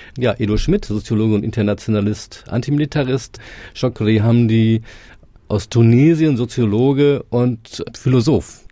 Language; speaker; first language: German; native; German